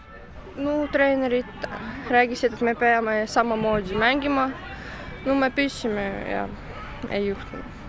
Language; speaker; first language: Estonian; non-native, local second language; Russian